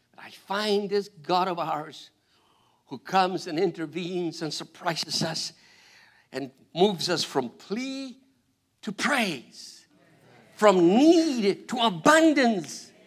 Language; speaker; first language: English; non-native, fluent; Spanish